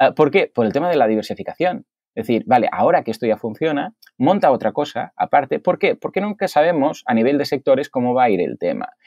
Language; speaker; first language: Spanish; native; Spanish